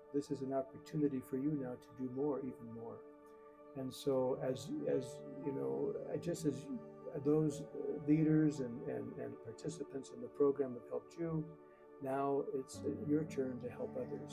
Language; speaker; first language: English; native; English